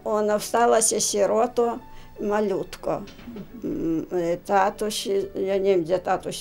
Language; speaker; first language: Ukrainian; native; Ukrainian